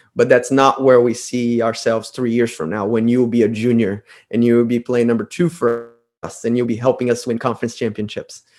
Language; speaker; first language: English; non-native, fluent; Portuguese